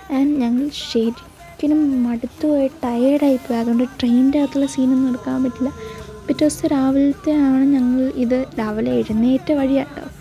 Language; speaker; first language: Malayalam; early bilingual, heritage; Malayalam